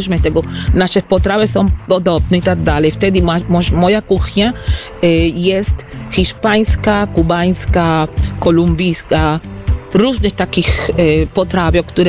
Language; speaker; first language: Polish; non-native, fluent; Spanish